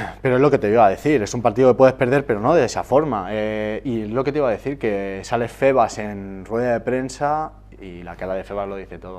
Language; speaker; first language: Spanish; native; Spanish